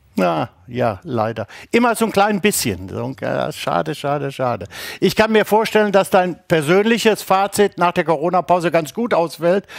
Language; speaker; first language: German; native; German